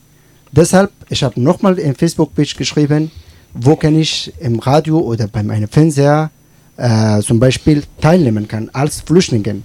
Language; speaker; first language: German; non-native, learner; Persian